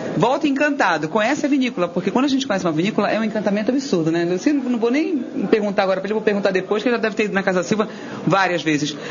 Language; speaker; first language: Portuguese; native; Portuguese